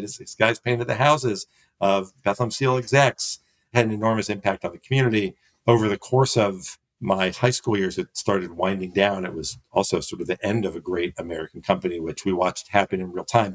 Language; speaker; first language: English; native; English